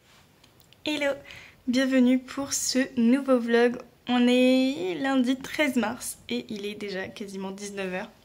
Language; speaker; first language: French; native; French